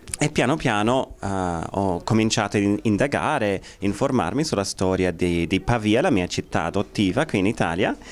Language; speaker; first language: Italian; non-native, fluent; English